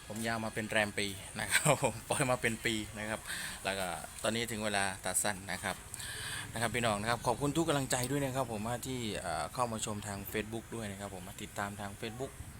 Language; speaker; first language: Thai; native; Thai